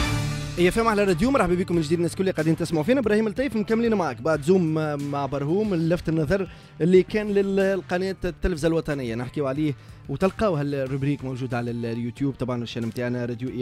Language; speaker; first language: Arabic; native; Arabic